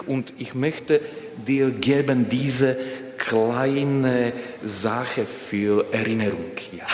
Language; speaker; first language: German; non-native, learner; Slovak